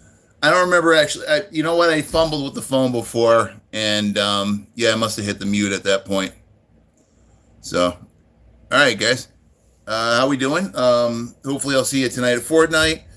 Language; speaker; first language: English; native; English